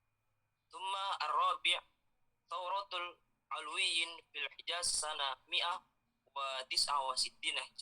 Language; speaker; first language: Arabic; non-native, learner; Indonesian